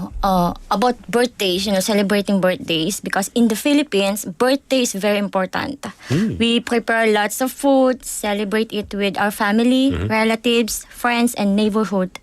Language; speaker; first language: English; non-native, local second language; Filipino